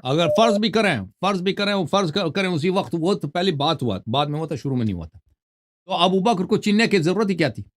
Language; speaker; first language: Urdu; non-native, fluent; Persian